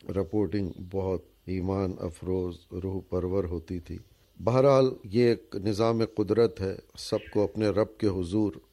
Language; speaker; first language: Urdu; native; Urdu